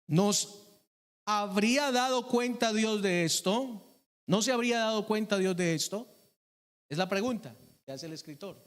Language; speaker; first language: Spanish; native; Spanish